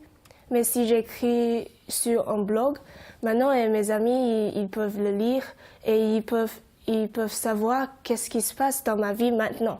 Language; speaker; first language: French; non-native, learner; Chinese